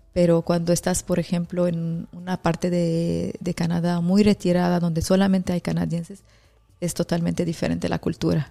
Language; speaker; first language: Spanish; non-native, fluent; Arabic